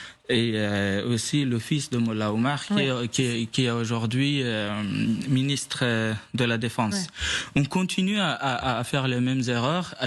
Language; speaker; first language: French; non-native, fluent; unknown